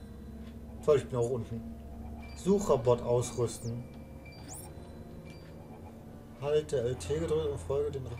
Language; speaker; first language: German; native; German